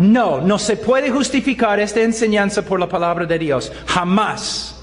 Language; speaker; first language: Spanish; non-native, fluent; English